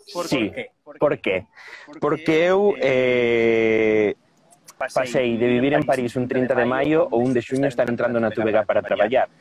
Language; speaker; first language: Galician; non-native, local second language; Spanish